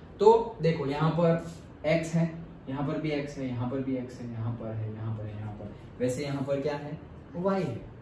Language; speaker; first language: Hindi; non-native, local second language; Gujarati